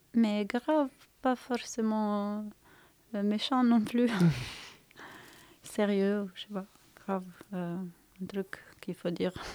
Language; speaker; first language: French; non-native, fluent; Romanian